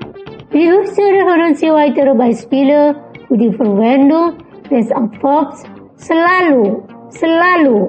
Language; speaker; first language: German; non-native, fluent; Indonesian